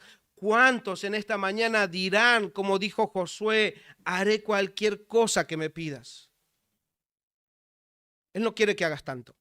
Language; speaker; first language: Spanish; native; Spanish